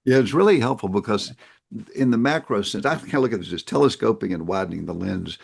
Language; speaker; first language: English; native; English